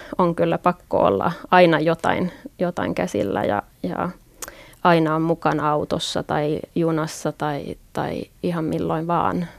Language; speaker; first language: Finnish; non-native, local second language; Swedish